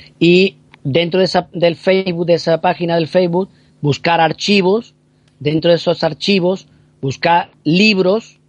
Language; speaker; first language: Spanish; native; Spanish